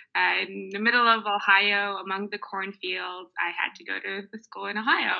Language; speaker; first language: English; early bilingual, other home language; Mongolian